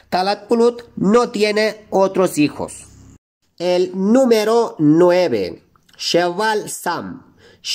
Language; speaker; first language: Spanish; non-native, fluent; Turkish